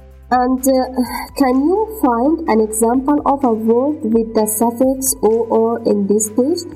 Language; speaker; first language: English; non-native, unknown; Persian